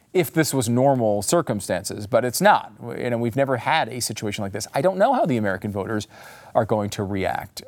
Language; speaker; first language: English; native; English